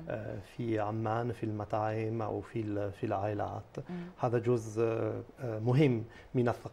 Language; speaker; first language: Arabic; non-native, fluent; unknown